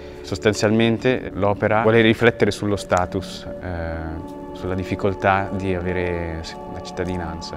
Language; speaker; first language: Italian; early bilingual, other home language; Kinyarwanda